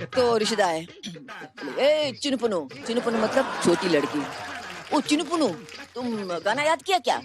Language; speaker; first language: Hindi; non-native, local second language; Tamil